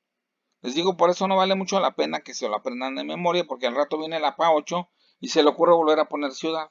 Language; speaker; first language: Spanish; native; Spanish